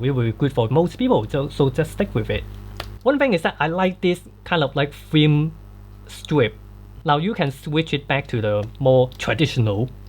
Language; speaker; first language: English; non-native, fluent; Cantonese